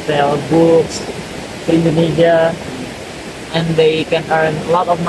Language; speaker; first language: English; non-native, learner; Indonesian